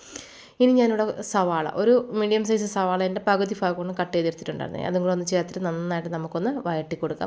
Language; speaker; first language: Malayalam; native; Malayalam